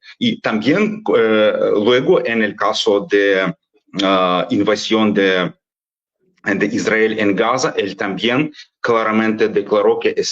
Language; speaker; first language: Spanish; non-native, fluent; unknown